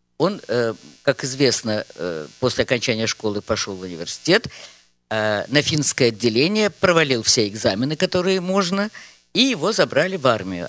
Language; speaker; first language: Russian; native; Russian